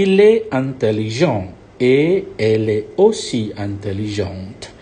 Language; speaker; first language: French; non-native, fluent; Malay